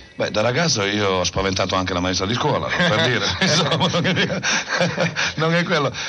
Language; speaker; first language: Italian; native; Italian